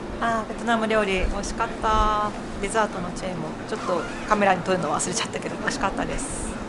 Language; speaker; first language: Japanese; native; Japanese